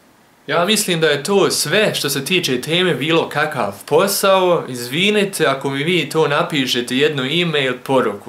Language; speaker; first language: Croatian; early bilingual, heritage; Croatian